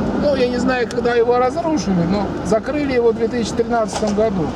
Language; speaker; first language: Russian; native; Russian